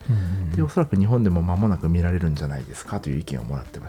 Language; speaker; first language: Japanese; native; Japanese